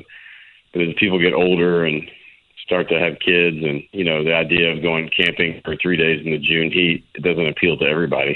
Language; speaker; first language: English; native; English